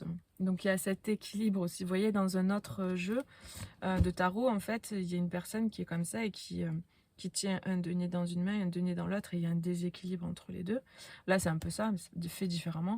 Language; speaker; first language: French; native; French